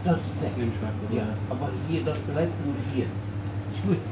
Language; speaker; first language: German; non-native, learner; Turkish